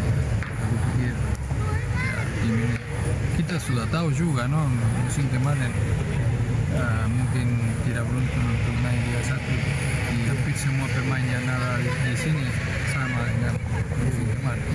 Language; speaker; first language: Indonesian; non-native, fluent; Spanish